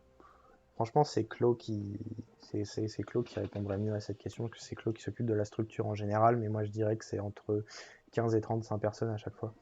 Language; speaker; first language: French; native; French